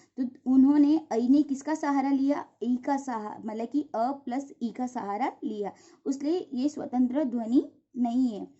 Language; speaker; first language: Hindi; non-native, local second language; Gujarati